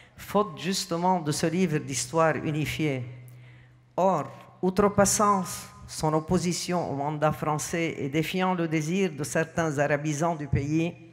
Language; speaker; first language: French; non-native, local second language; Arabic